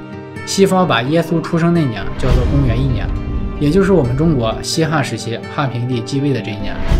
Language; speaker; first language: Chinese; native; Chinese